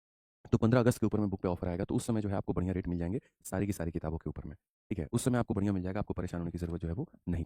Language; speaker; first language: Hindi; native; Hindi